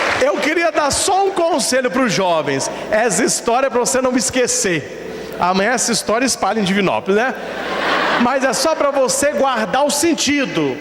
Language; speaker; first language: Portuguese; native; Portuguese